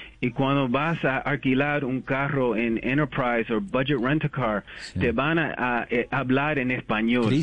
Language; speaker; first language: Spanish; early bilingual, heritage; English